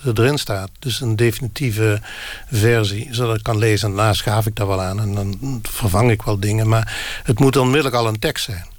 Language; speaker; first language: Dutch; non-native, local second language; Limburgish